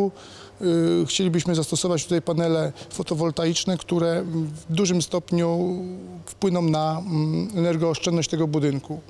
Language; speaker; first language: Polish; native; Polish